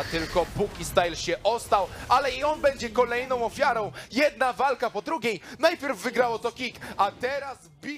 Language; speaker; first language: Polish; native; Polish